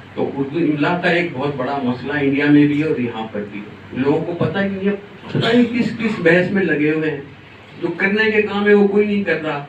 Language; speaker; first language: Urdu; non-native, local second language; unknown